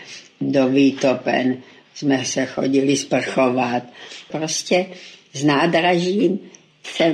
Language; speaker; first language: Czech; native; Czech